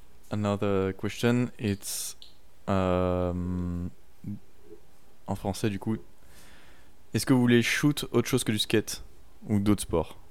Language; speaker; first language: French; native; French